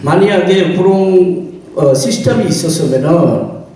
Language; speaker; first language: Korean; non-native, fluent; Bangla